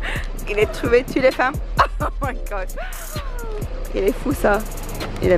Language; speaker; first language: French; non-native, learner; English